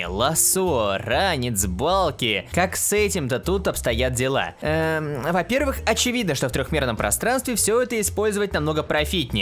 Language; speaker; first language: Russian; native; Russian